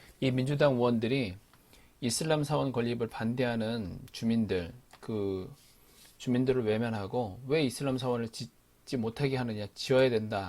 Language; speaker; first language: Korean; native; Korean